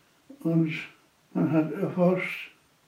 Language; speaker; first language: German; non-native, fluent; Polish